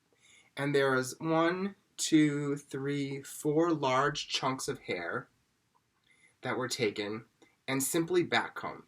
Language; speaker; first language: English; native; English